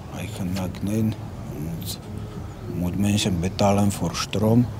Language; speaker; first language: Dutch; non-native, learner; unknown